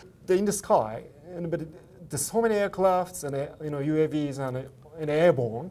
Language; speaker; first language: English; non-native, fluent; Japanese